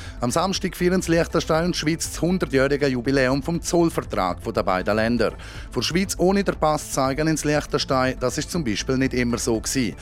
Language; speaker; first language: German; native; German